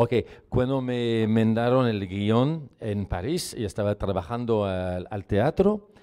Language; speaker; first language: Spanish; non-native, learner; French